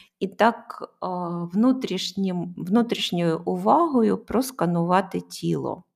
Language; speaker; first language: Ukrainian; non-native, local second language; Russian